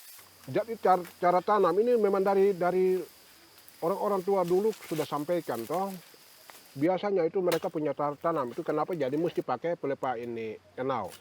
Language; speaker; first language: Indonesian; non-native, local second language; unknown